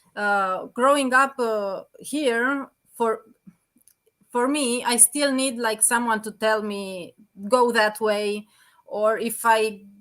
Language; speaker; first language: English; non-native, fluent; Romanian